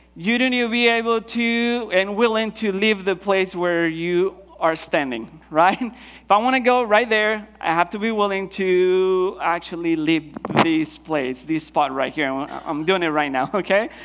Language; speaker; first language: English; non-native, fluent; Spanish